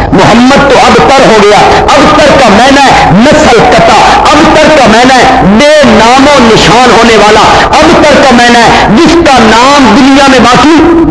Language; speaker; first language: Urdu; non-native, local second language; Punjabi